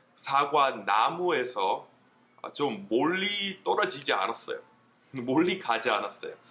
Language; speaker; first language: Korean; non-native, fluent; English